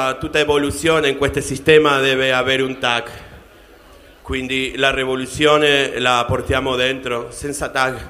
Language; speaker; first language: Italian; non-native, learner; Spanish